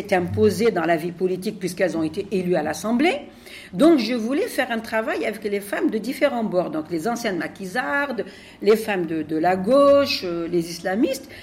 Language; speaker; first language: French; non-native, local second language; Arabic